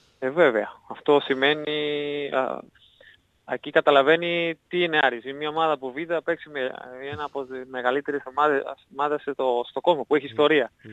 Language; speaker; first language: Greek; non-native, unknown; Spanish